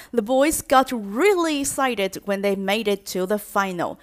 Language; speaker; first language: English; non-native, fluent; Chinese